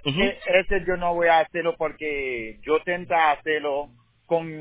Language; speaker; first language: Spanish; non-native, learner; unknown